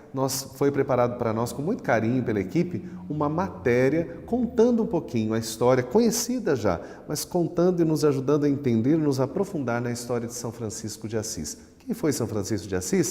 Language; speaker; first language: Portuguese; native; Portuguese